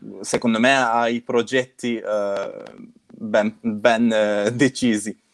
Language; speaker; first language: Italian; non-native, fluent; Turkish